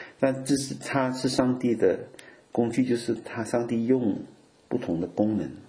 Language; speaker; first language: Chinese; native; Chinese